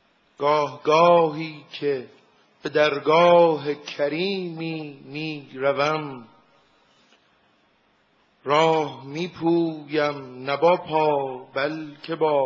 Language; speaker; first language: Persian; native; Persian